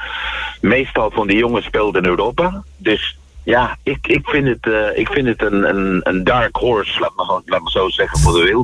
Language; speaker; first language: Dutch; non-native, fluent; Spanish